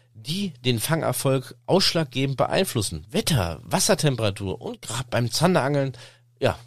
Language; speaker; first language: German; native; German